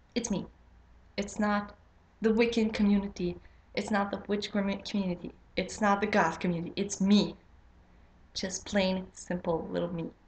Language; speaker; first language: English; non-native, fluent; French